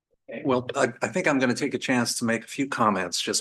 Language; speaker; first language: English; native; English